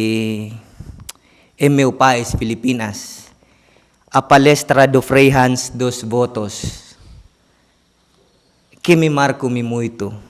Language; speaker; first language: Portuguese; non-native, learner; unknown